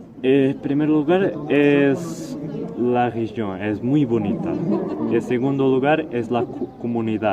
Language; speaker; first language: Spanish; non-native, learner; Portuguese